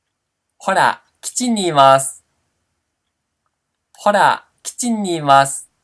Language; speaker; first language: Japanese; non-native, fluent; Portuguese